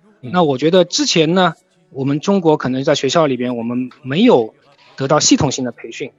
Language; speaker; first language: Chinese; native; Chinese